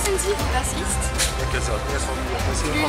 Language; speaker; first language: German; non-native, local second language; French